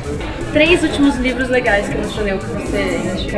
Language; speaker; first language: Portuguese; native; Portuguese